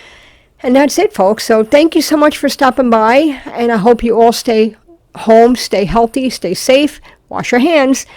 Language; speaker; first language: English; native; English